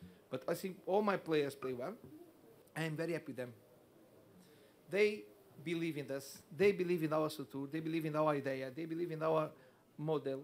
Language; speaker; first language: English; non-native, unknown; Portuguese